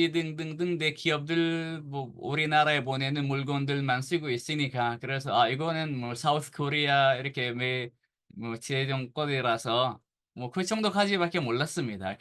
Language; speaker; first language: Korean; non-native, fluent; Arabic